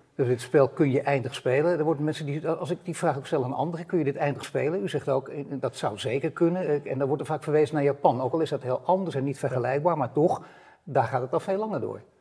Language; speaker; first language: Dutch; native; Dutch